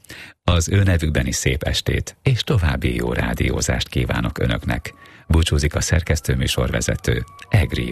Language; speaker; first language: Hungarian; native; Hungarian